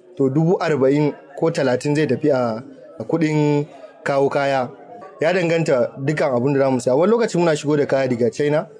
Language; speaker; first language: Hausa; native; Hausa